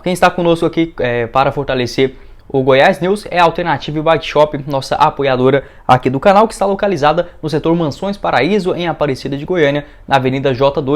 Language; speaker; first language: Portuguese; native; Portuguese